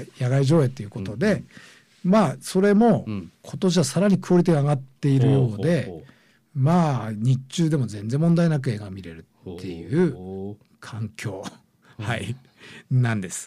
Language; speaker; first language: Japanese; native; Japanese